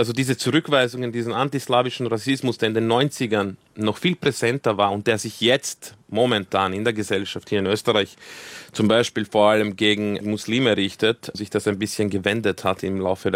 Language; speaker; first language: German; early bilingual, other home language; Croatian